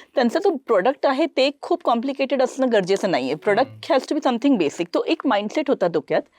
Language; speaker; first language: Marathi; non-native, local second language; Marwari